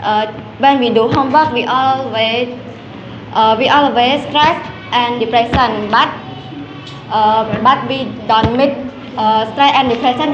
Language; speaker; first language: English; non-native, learner; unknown